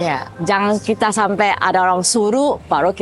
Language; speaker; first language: Indonesian; early bilingual, heritage; Indonesian